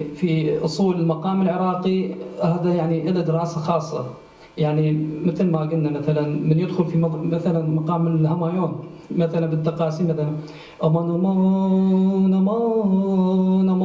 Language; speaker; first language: Arabic; native; Arabic